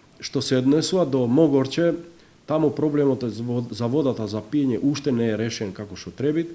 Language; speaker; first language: Macedonian; non-native, local second language; Albanian